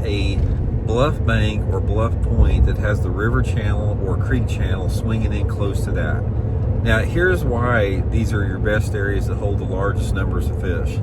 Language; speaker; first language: English; native; English